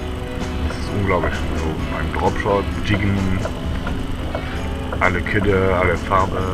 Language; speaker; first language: German; non-native, learner; French